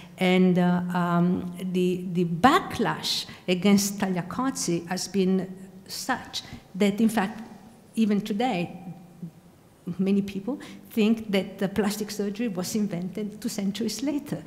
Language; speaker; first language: English; non-native, fluent; Italian